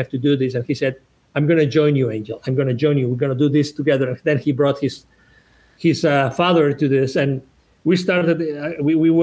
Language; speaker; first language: English; non-native, fluent; Spanish